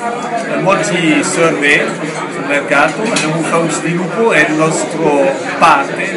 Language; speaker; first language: Italian; non-native, fluent; French